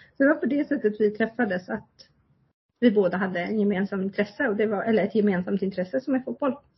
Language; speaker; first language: Swedish; early bilingual, other home language; Kurdish